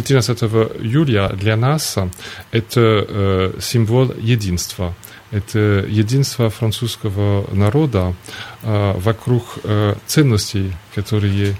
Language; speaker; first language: Russian; non-native, fluent; French